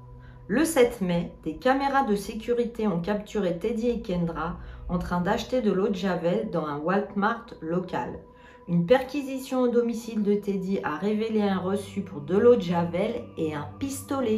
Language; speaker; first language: French; native; French